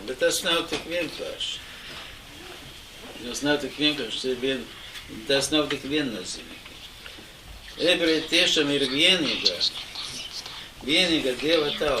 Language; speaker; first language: Latvian; non-native, local second language; Russian